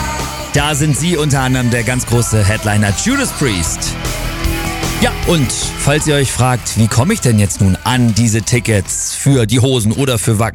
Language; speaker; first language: German; native; German